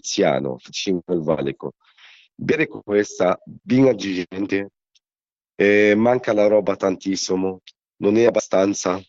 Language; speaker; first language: Italian; non-native, learner; Arabic